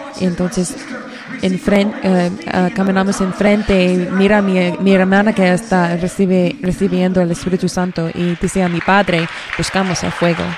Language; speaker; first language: Spanish; non-native, learner; English